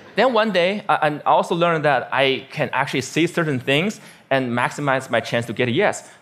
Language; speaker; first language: English; non-native, fluent; Chinese